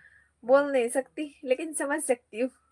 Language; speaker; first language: Hindi; non-native, local second language; Bangla